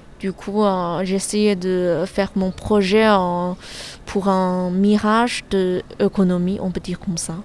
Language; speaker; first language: French; non-native, learner; Chinese